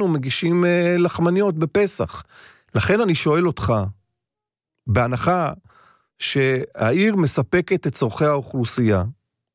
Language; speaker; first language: Hebrew; native; Hebrew